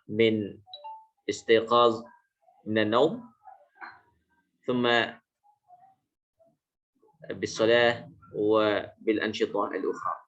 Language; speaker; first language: Arabic; non-native, fluent; Indonesian